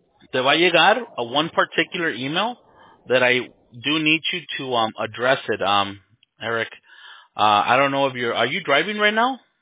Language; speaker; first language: English; early bilingual, other home language; Spanish